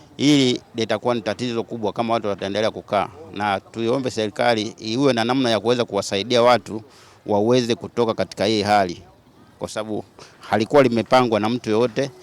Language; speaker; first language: Swahili; native; Swahili